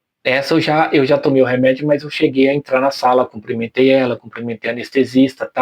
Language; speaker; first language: Portuguese; native; Portuguese